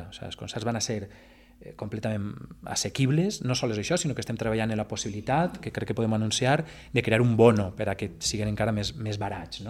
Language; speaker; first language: Catalan; native; Catalan